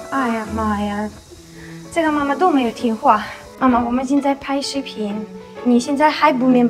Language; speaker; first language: Chinese; non-native, learner; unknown